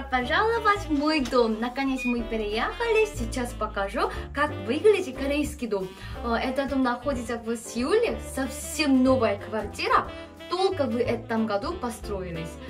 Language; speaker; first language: Russian; non-native, learner; Korean